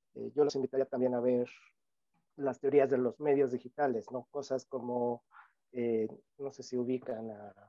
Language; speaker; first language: Spanish; native; Spanish